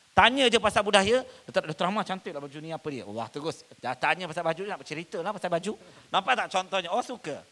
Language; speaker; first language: Malay; non-native, local second language; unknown